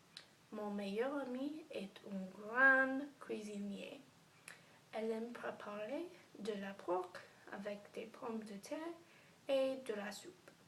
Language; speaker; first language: French; non-native, learner; English